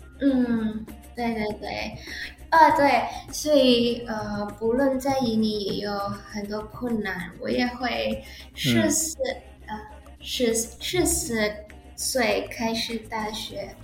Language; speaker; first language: Chinese; early bilingual, heritage; Indonesian